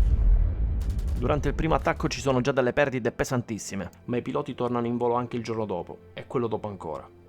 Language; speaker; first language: Italian; native; Italian